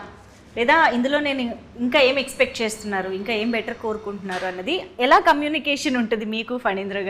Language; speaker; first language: Telugu; native; Telugu